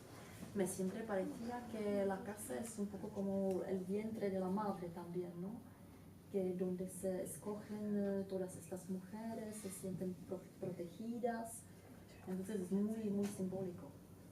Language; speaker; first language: Spanish; non-native, fluent; Czech